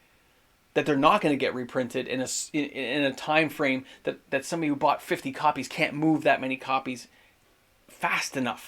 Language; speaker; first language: English; native; English